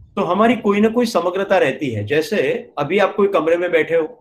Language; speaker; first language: Hindi; non-native, local second language; Gujarati